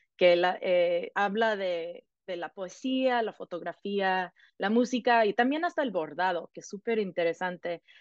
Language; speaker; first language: Spanish; non-native, fluent; English